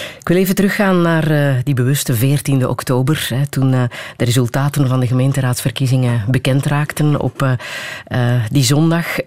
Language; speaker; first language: Dutch; native; Dutch